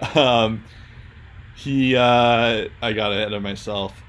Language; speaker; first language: English; native; English